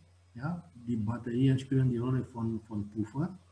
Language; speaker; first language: German; non-native, fluent; Romanian